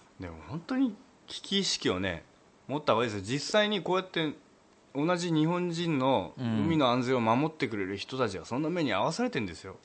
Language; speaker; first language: Japanese; native; Japanese